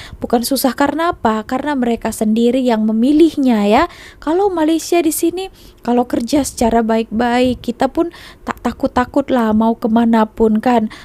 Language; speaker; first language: Indonesian; native; Indonesian